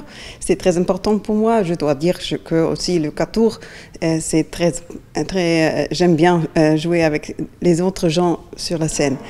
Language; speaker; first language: French; non-native, learner; German